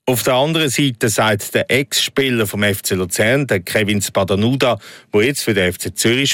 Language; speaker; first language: German; native; German